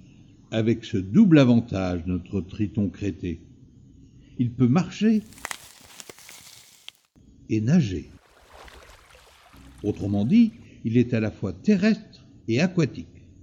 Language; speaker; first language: French; native; French